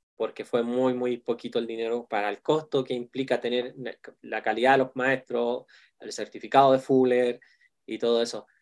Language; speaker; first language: Spanish; native; Spanish